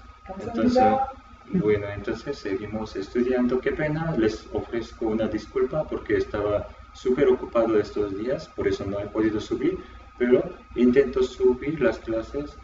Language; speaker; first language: Spanish; non-native, fluent; Korean